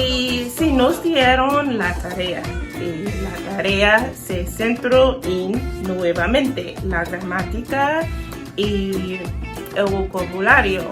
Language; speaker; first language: Spanish; non-native, learner; English